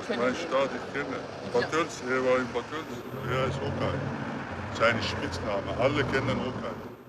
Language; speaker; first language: German; non-native, learner; Turkish